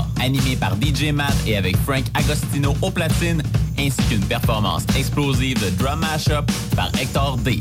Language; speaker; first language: French; native; French